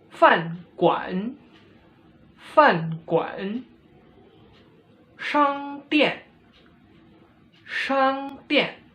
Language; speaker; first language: Chinese; non-native, fluent; Indonesian